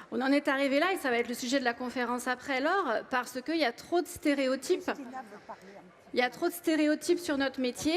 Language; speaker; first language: French; native; French